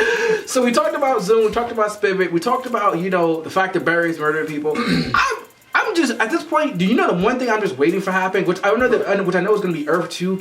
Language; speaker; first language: English; native; English